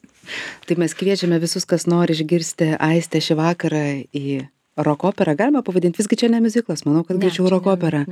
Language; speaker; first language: Lithuanian; native; Lithuanian